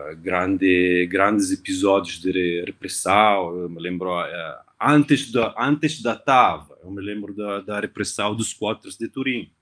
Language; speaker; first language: Portuguese; non-native, fluent; Italian